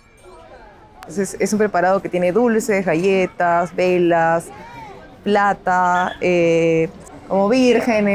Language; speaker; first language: Spanish; native; Spanish